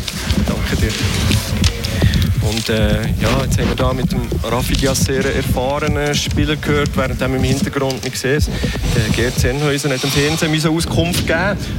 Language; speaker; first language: German; native; German